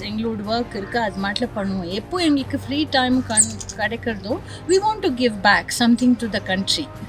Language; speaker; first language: English; non-native, local second language; Tamil